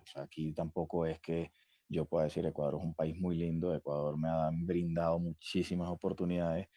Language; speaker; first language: Spanish; native; Spanish